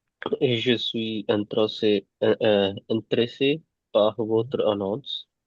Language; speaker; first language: French; non-native, learner; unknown